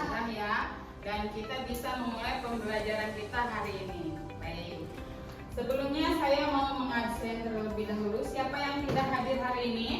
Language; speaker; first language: Indonesian; native; Indonesian